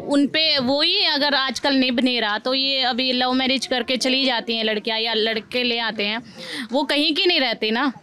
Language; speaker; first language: Hindi; native; Hindi